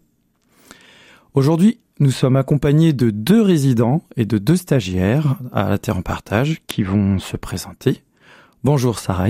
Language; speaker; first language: French; native; French